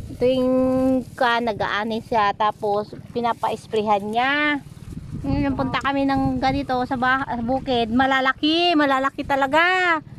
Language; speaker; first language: Filipino; non-native, local second language; Iloko